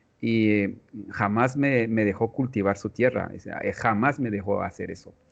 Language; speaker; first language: Spanish; non-native, local second language; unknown